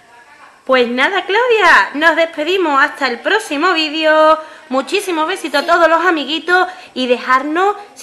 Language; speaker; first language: Spanish; native; Spanish